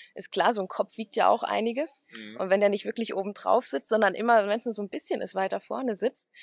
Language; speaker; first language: German; native; German